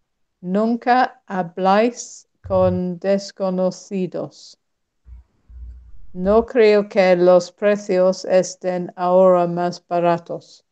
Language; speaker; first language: Spanish; non-native, learner; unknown